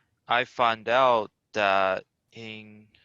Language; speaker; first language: English; non-native, fluent; Chinese